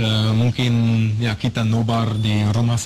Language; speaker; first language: Indonesian; non-native, learner; German